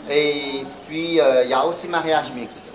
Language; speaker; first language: French; non-native, fluent; Chinese